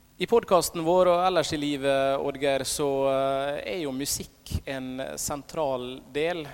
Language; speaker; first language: Norwegian; native; Norwegian